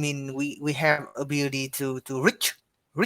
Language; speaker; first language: English; non-native, learner; Vietnamese